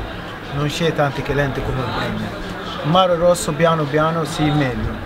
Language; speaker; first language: Italian; non-native, learner; Arabic